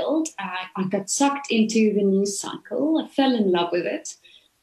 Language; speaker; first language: English; non-native, local second language; Afrikaans